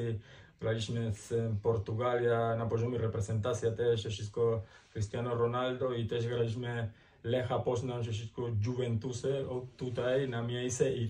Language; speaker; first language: Polish; non-native, learner; Spanish